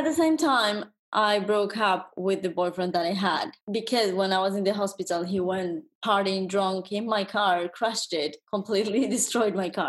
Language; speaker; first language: English; non-native, fluent; Spanish